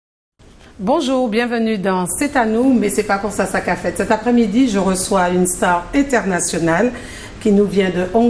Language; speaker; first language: French; native; French